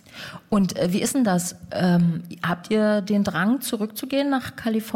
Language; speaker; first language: German; native; German